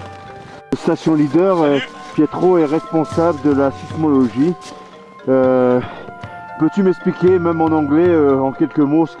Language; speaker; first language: French; native; French